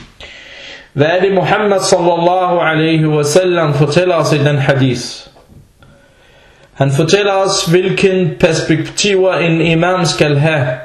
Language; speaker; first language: Danish; non-native, fluent; Arabic